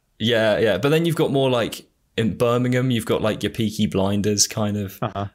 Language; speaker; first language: English; native; English